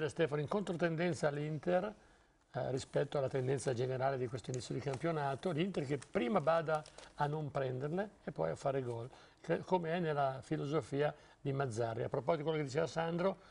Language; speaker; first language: Italian; native; Italian